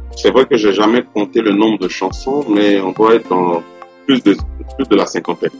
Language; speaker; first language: French; non-native, local second language; Yoruba